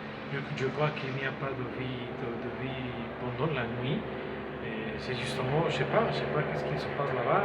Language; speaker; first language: French; non-native, fluent; Spanish